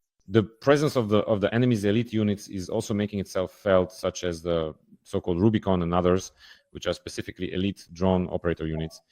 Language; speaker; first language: English; non-native, fluent; Ukrainian